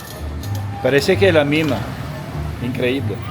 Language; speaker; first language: Spanish; non-native, learner; French